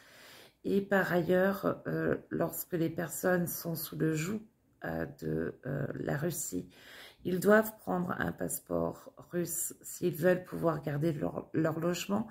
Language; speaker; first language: French; native; French